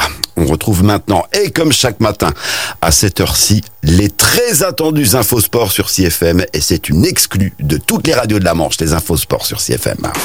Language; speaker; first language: French; native; French